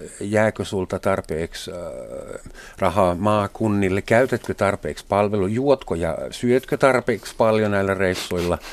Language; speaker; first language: Finnish; non-native, fluent; German